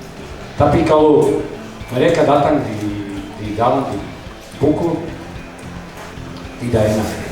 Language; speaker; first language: Indonesian; non-native, learner; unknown